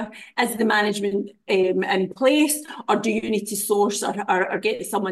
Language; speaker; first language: English; native; English